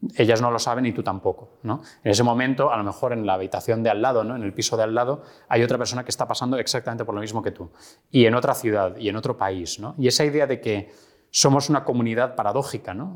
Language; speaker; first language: Spanish; native; Spanish